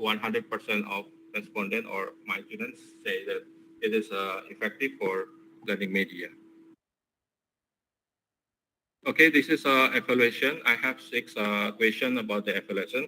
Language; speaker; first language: English; non-native, learner; Indonesian